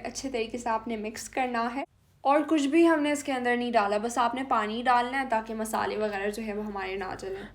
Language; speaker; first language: Urdu; native; Urdu